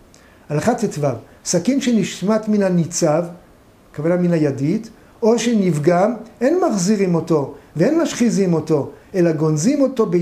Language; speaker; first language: Hebrew; native; Hebrew